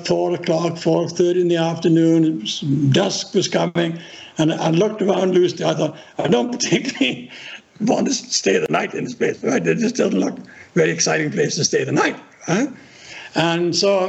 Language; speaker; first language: English; native; English